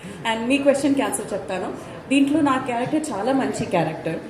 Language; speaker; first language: Telugu; non-native, fluent; Malayalam